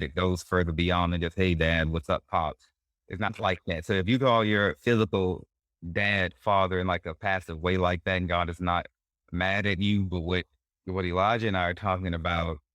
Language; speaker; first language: English; native; English